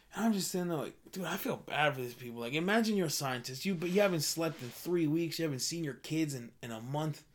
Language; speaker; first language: English; early bilingual, other home language; Spanish